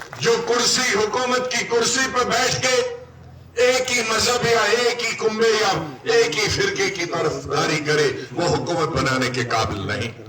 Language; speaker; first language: Urdu; non-native, local second language; Kashmiri